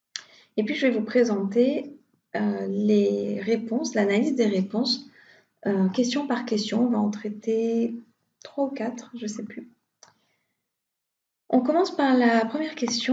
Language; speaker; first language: French; native; French